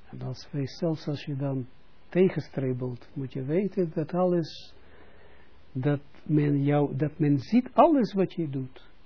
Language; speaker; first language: Dutch; non-native, fluent; Russian